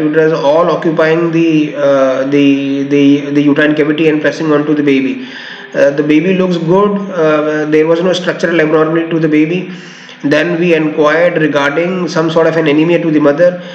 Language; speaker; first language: English; non-native, local second language; Hindi